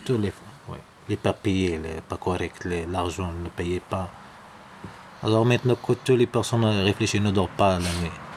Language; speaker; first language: French; non-native, local second language; Arabic